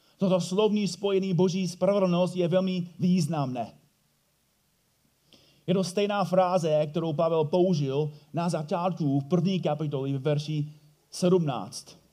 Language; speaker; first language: Czech; non-native, fluent; English